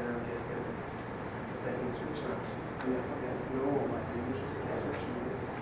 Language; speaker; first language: French; native; French